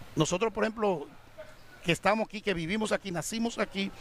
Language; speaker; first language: Spanish; native; Spanish